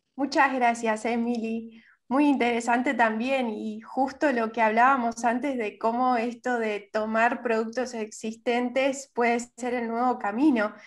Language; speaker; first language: Spanish; native; Spanish